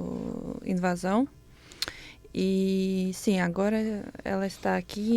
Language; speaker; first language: Portuguese; non-native, learner; Ukrainian